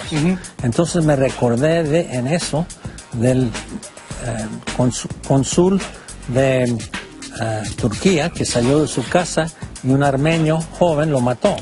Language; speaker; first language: Spanish; non-native, fluent; English